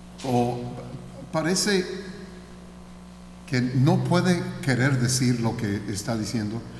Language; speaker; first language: Spanish; non-native, fluent; English